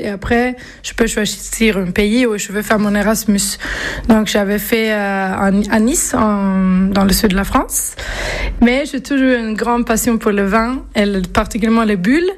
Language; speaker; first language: French; non-native, fluent; Swedish